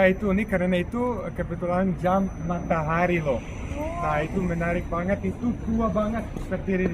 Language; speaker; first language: Indonesian; non-native, fluent; Serbian